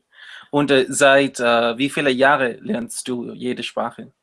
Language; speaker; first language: German; non-native, learner; Spanish